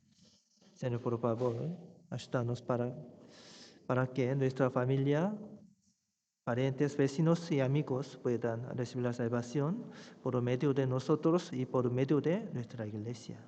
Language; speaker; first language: Spanish; non-native, fluent; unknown